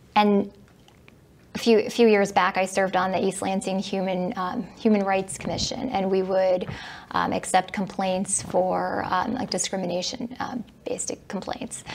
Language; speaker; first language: English; native; English